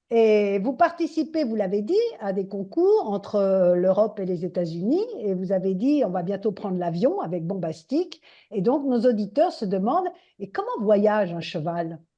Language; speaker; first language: French; native; French